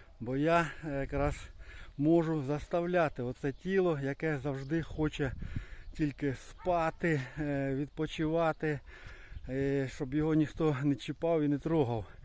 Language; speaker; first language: Ukrainian; non-native, local second language; Russian